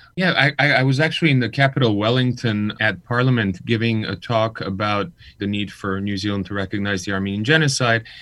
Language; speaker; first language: English; early bilingual, other home language; Armenian